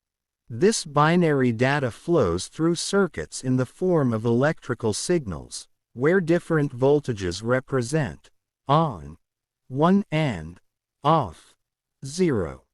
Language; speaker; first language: English; non-native, learner; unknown